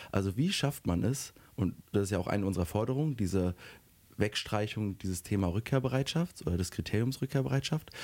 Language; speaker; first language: German; native; German